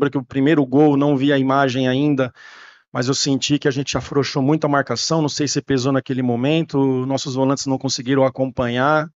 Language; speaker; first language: Portuguese; native; Portuguese